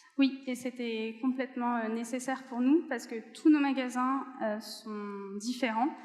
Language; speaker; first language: French; native; French